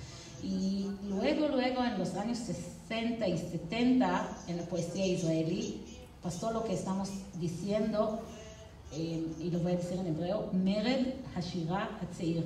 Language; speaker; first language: Spanish; non-native, fluent; Hebrew